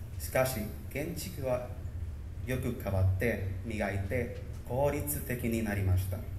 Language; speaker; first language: Japanese; non-native, learner; Spanish